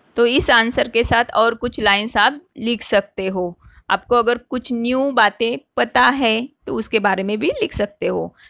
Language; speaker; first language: Hindi; non-native, local second language; Marathi